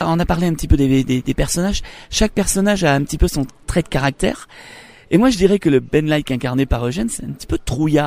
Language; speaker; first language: French; native; French